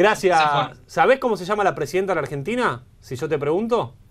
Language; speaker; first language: Spanish; native; Spanish